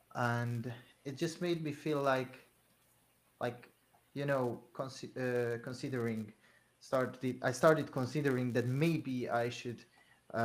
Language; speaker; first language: English; non-native, fluent; Hungarian